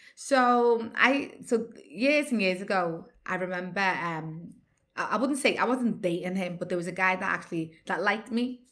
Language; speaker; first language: English; native; English